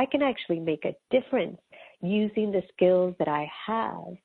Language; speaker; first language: English; early bilingual, other home language; Spanish